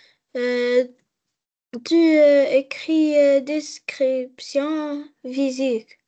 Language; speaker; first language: French; non-native, learner; Arabic